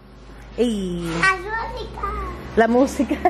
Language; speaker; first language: Spanish; early bilingual, heritage; Spanish